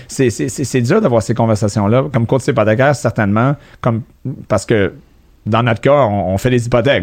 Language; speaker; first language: French; native; French